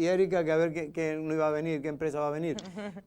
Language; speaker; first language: Spanish; native; Spanish